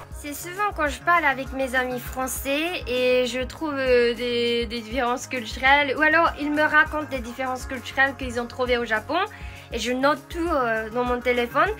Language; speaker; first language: French; non-native, fluent; Japanese